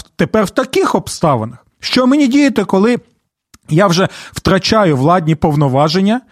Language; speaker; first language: Ukrainian; non-native, local second language; Russian